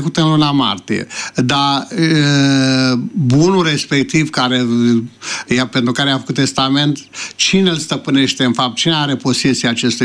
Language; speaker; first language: Romanian; native; Romanian